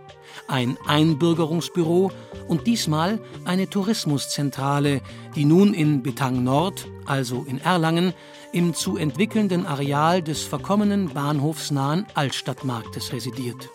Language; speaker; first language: German; native; German